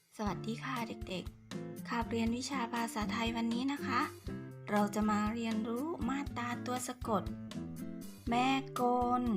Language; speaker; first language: Thai; native; Thai